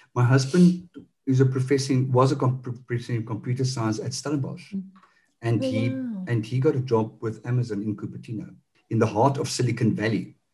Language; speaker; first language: English; non-native, local second language; Afrikaans